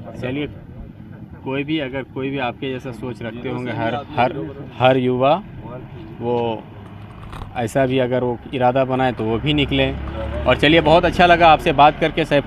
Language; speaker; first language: Hindi; native; Hindi